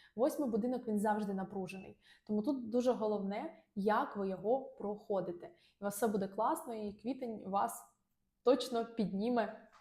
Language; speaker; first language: Ukrainian; non-native, local second language; Russian